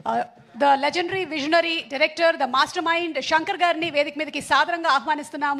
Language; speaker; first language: Telugu; native; Telugu